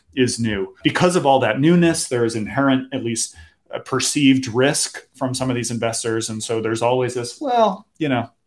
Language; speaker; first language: English; native; English